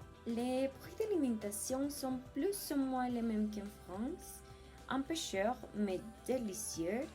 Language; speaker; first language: French; non-native, learner; Spanish